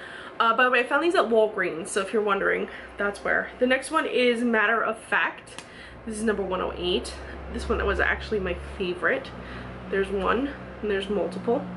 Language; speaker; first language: English; native; English